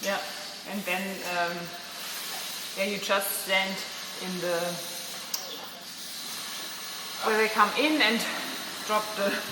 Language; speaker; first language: English; non-native, learner; German